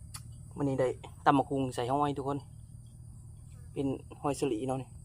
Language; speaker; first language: Thai; non-native, local second language; Northeastern Thai